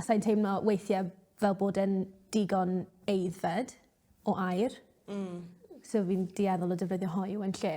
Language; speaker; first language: Welsh; native; Welsh